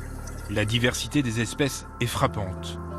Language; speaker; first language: French; native; French